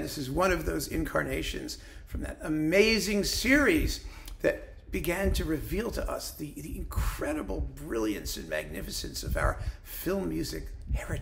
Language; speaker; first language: English; native; English